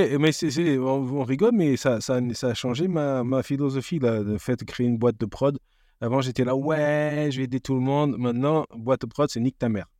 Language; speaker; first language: French; non-native, fluent; Portuguese